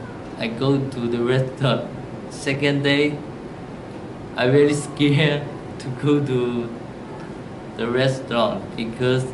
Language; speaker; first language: English; non-native, learner; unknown